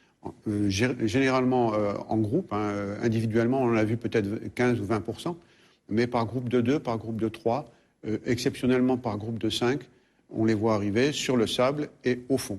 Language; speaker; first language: French; native; French